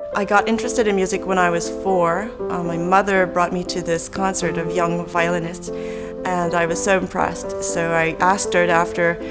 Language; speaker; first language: English; native; English